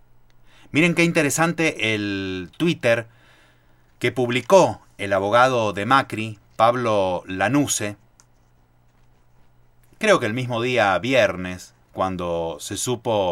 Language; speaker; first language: Spanish; native; Spanish